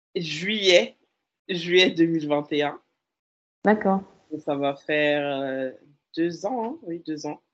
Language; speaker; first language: French; native; French